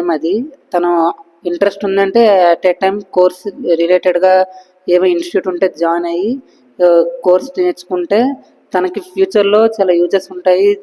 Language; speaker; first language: Telugu; native; Telugu